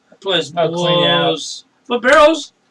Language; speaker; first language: English; native; English